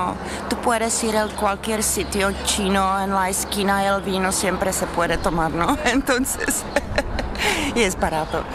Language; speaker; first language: Spanish; non-native, fluent; Czech